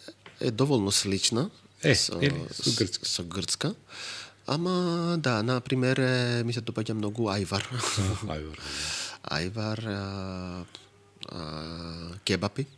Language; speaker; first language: Macedonian; non-native, fluent; Greek